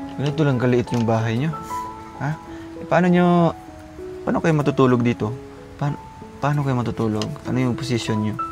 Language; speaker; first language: Filipino; non-native, local second language; Cebuano